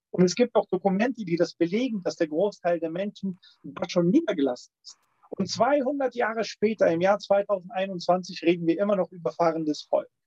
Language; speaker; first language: German; non-native, fluent; Romanian